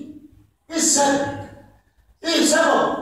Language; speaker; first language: Arabic; native; Arabic